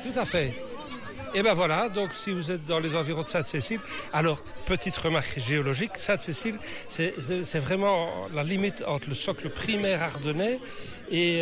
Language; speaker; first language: French; native; French